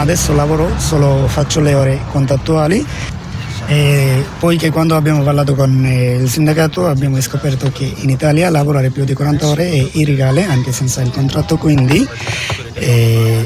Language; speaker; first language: Italian; non-native, learner; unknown